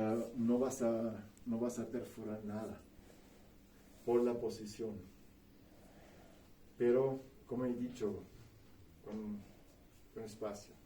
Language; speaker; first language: Spanish; non-native, fluent; German